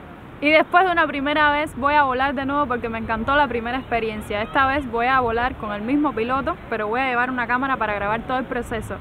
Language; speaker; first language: Spanish; native; Spanish